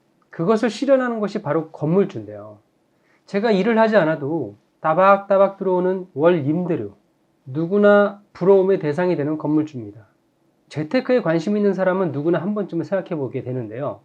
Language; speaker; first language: Korean; native; Korean